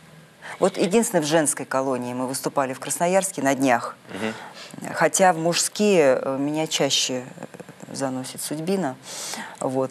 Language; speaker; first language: Russian; native; Russian